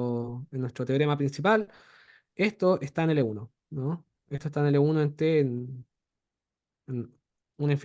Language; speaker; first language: Spanish; native; Spanish